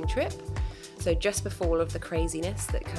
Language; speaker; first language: English; native; English